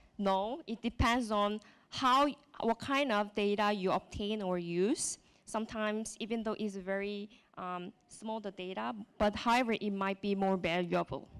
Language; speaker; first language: English; non-native, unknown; Korean